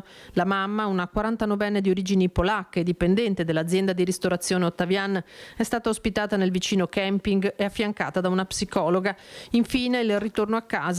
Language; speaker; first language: Italian; native; Italian